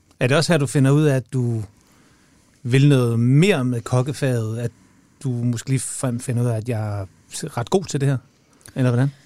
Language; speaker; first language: Danish; native; Danish